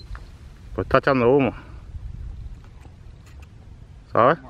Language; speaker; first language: Spanish; native; Spanish